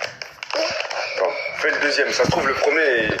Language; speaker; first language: French; native; French